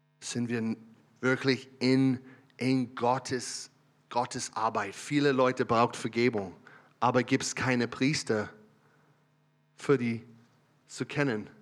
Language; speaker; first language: German; non-native, learner; English